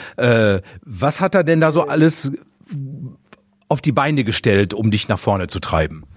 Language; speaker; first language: German; native; German